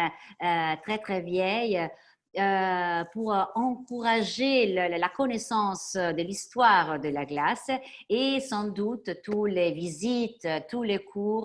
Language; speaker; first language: French; non-native, fluent; Italian